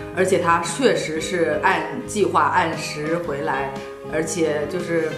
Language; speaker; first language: Chinese; native; Chinese